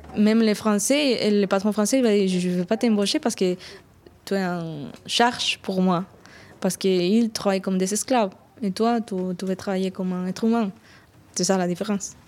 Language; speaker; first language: French; non-native, fluent; Spanish